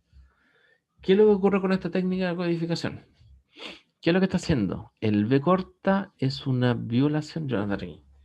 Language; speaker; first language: Spanish; native; Spanish